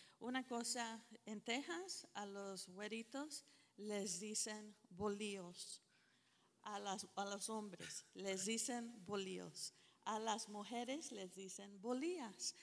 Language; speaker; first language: Spanish; early bilingual, heritage; Spanish